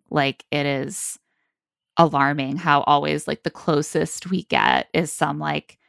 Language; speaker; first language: English; native; English